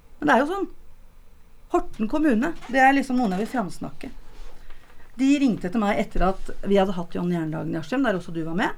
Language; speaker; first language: Norwegian; native; Norwegian